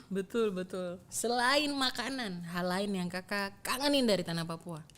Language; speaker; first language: Indonesian; native; Indonesian